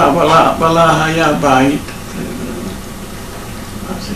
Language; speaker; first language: Hebrew; non-native, fluent; Yiddish